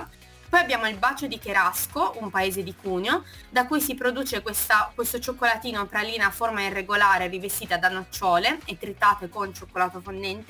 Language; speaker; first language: Italian; native; Italian